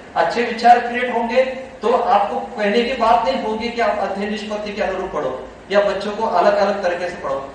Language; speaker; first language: Hindi; non-native, local second language; Marathi